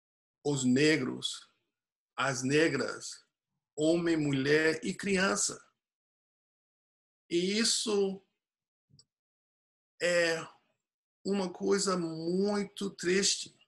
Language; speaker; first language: Portuguese; non-native, fluent; English